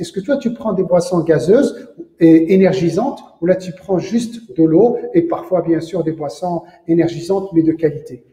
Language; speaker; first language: French; non-native, local second language; Arabic